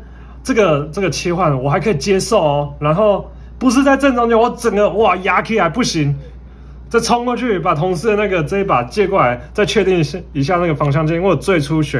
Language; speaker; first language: Chinese; native; Chinese